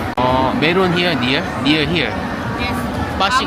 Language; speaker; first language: English; non-native, learner; Korean